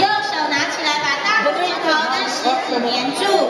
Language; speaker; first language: Chinese; native; Chinese